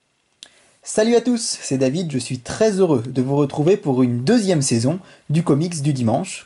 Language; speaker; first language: French; native; French